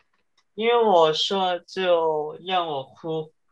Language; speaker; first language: Chinese; early bilingual, heritage; Cantonese